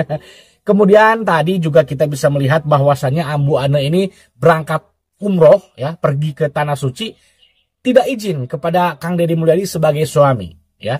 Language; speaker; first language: Indonesian; native; Indonesian